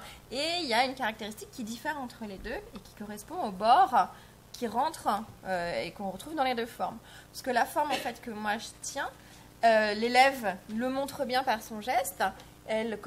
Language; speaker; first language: French; native; French